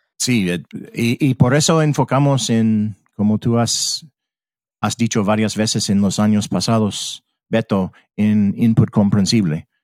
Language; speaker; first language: Spanish; non-native, fluent; English